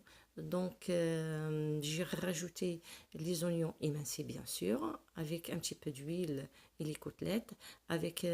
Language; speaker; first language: French; non-native, local second language; Arabic